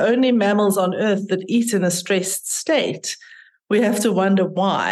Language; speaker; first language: English; native; English